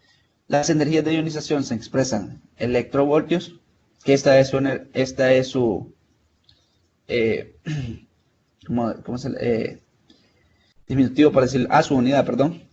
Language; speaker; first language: Spanish; native; Spanish